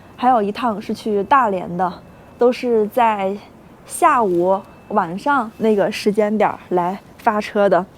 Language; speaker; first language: Chinese; native; Chinese